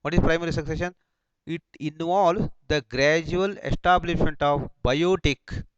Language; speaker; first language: English; non-native, local second language; Kannada